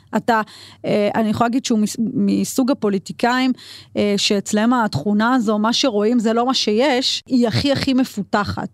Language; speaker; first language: Hebrew; native; Hebrew